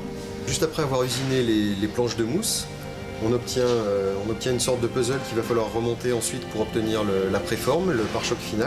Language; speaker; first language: French; native; French